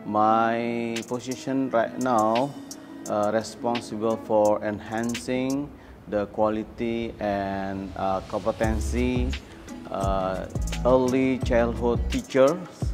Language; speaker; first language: English; non-native, learner; Indonesian